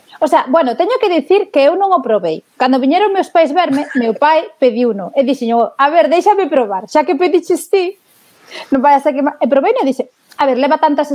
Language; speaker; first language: Galician; native; Galician